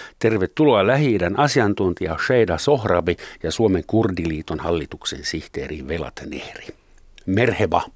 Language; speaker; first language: Finnish; native; Finnish